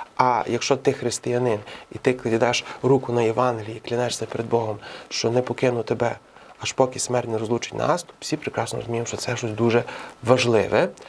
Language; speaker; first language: Ukrainian; native; Ukrainian